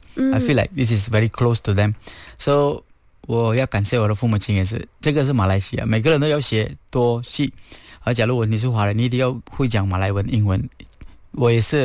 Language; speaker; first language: Chinese; non-native, local second language; Tamil